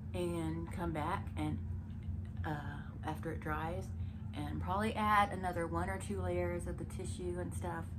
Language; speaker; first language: English; native; English